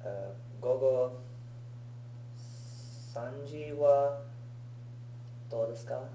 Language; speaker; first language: Japanese; non-native, learner; English